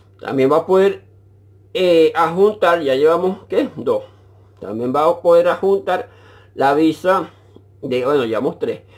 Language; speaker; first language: Spanish; native; Spanish